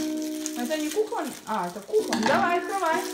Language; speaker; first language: Russian; native; Russian